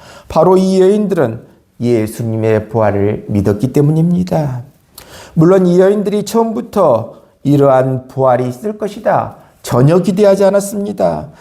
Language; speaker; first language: Korean; native; Korean